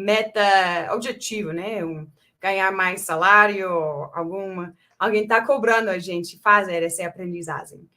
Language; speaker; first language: Portuguese; non-native, fluent; English